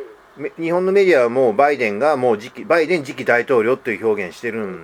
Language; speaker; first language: Japanese; native; Japanese